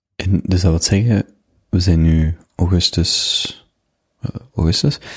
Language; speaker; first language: Dutch; native; Dutch